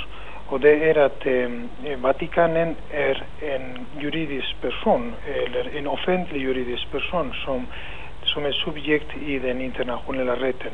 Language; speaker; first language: Swedish; non-native, fluent; Spanish